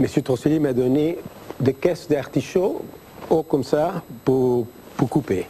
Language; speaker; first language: French; non-native, fluent; Spanish